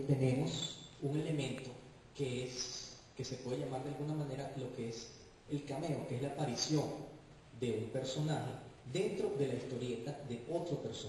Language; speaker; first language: Spanish; native; Spanish